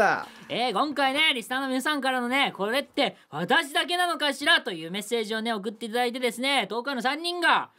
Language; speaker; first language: Japanese; native; Japanese